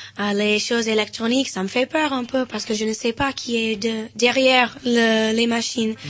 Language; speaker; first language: French; non-native, fluent; English